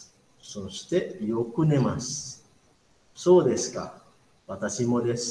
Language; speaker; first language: Japanese; non-native, fluent; Indonesian